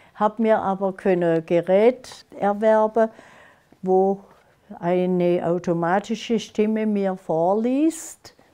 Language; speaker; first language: German; non-native, local second language; Swiss German